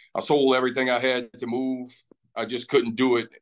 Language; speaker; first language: English; native; English